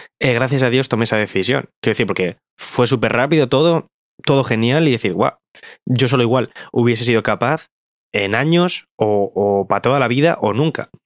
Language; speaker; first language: Spanish; native; Spanish